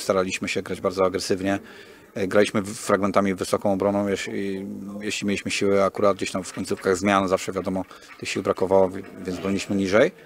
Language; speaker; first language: Polish; native; Polish